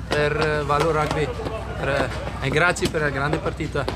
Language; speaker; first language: Italian; non-native, learner; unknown